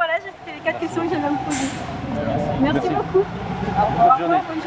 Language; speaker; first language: French; native; French